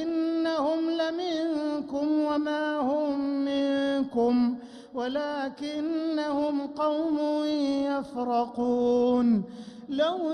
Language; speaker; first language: Arabic; native; Arabic